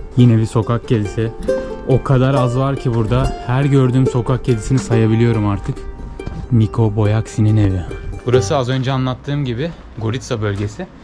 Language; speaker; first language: Turkish; native; Turkish